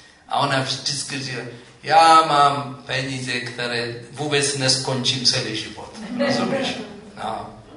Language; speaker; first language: Czech; non-native, fluent; Amharic